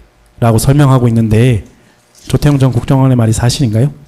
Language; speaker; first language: Korean; native; Korean